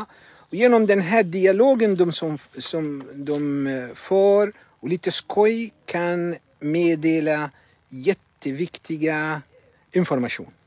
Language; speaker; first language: Swedish; non-native, fluent; Arabic